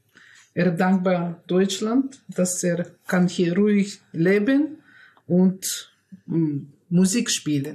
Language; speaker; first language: German; non-native, learner; Russian